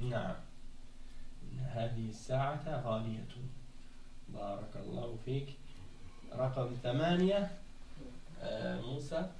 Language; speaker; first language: Arabic; non-native, fluent; French